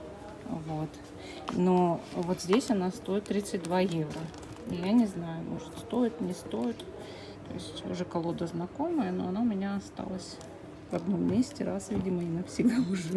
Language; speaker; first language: Russian; native; Russian